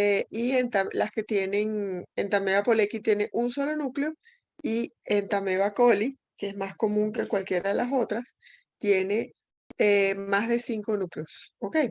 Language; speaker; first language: Spanish; native; Spanish